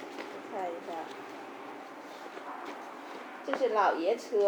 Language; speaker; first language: Chinese; native; Chinese